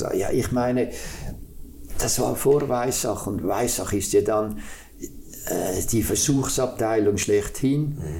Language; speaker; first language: German; native; German